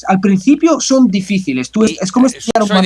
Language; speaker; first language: Spanish; non-native, fluent; Italian